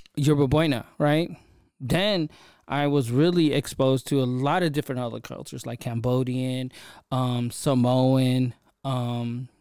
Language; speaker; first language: English; early bilingual, other home language; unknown